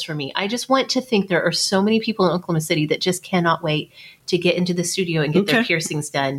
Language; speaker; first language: English; native; English